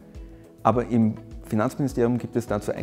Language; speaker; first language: German; native; German